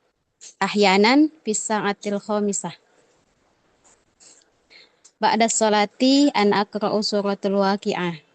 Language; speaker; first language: Arabic; non-native, learner; Indonesian